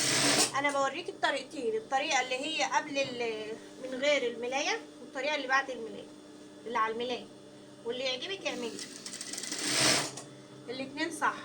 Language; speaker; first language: Arabic; native; Arabic